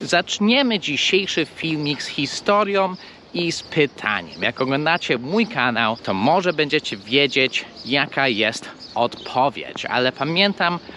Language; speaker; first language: Polish; non-native, fluent; English